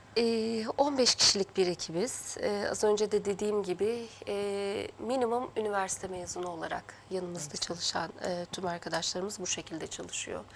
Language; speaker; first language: Turkish; early bilingual, heritage; Turkish